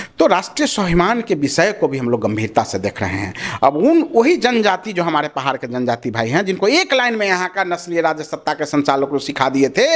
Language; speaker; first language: Hindi; non-native, local second language; Maithili